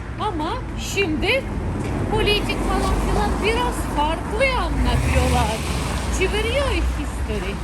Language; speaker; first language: Turkish; non-native, learner; Russian